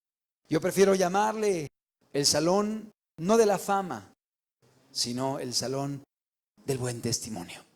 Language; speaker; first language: Spanish; native; Spanish